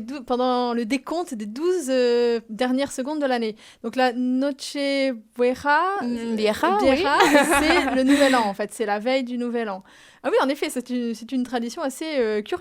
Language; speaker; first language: French; native; French